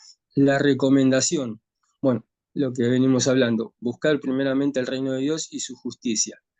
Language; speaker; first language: Spanish; native; Spanish